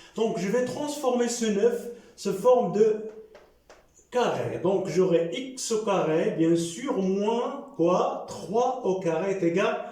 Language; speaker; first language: French; non-native, local second language; Arabic